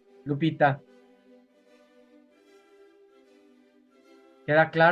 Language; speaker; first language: Spanish; native; Spanish